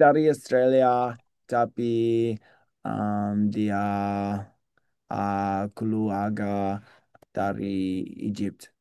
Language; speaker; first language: Indonesian; non-native, learner; English